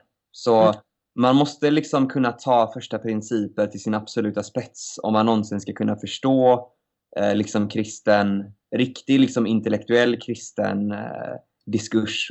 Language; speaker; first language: Swedish; native; Swedish